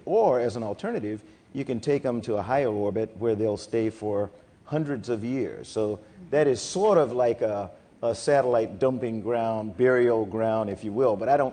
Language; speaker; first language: English; native; English